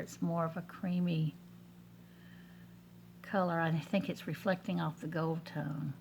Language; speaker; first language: English; native; English